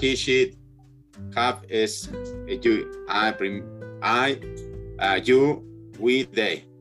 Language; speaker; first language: English; non-native, learner; Spanish